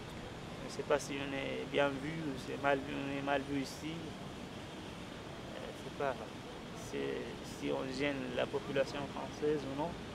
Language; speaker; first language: French; non-native, learner; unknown